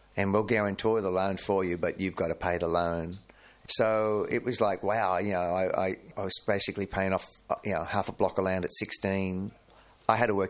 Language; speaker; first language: English; native; English